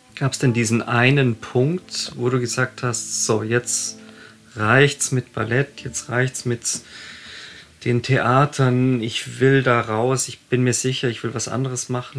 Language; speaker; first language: German; native; German